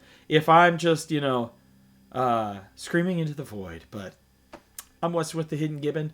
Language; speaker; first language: English; native; English